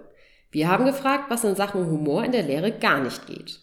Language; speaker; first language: German; native; German